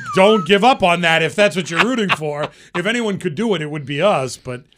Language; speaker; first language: English; native; English